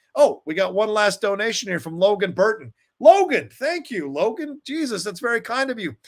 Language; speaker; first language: English; native; English